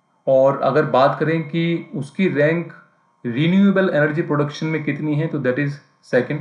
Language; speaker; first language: Hindi; native; Hindi